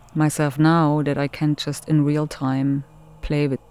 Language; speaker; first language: English; non-native, fluent; German